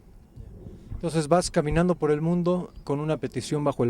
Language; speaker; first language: Spanish; native; Spanish